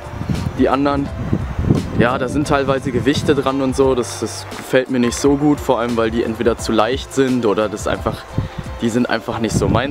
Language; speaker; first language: German; native; German